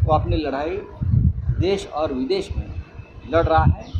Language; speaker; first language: Hindi; non-native, local second language; Marathi